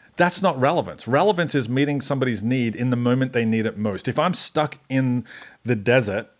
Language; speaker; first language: English; native; English